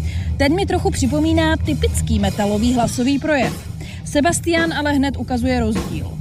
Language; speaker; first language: Czech; native; Czech